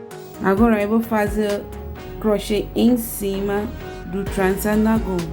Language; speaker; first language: Portuguese; non-native, learner; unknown